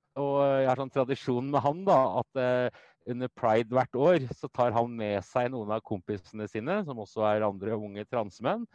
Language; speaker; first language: Norwegian; native; Norwegian